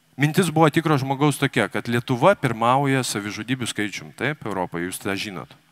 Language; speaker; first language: Lithuanian; native; Lithuanian